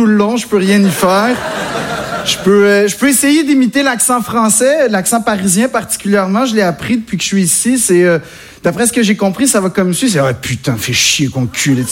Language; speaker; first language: French; native; French